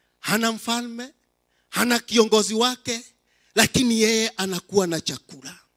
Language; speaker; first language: Swahili; non-native, local second language; Kikuyu